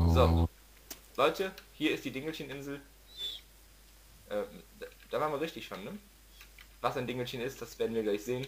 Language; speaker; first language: German; native; German